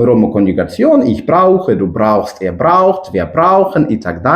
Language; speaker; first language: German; non-native, fluent; Ukrainian